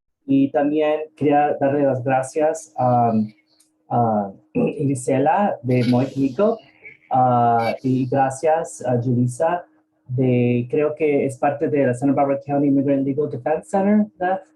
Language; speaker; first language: Spanish; early bilingual, heritage; Spanish